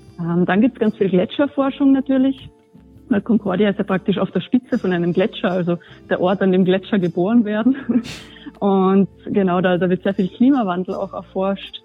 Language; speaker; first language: German; native; German